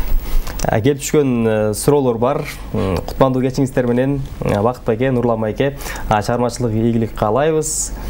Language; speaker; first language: Kyrgyz; native; Kyrgyz